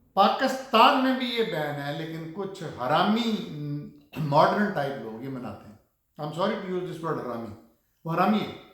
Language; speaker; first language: Urdu; native; Urdu